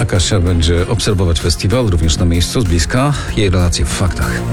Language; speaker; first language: Polish; native; Polish